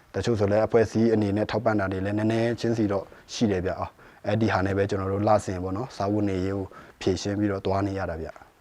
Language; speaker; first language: Burmese; non-native, local second language; Pa'o Karen